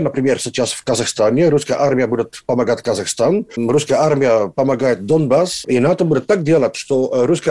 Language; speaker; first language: Russian; non-native, learner; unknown